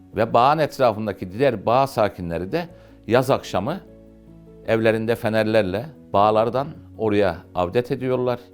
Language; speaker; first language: Turkish; native; Turkish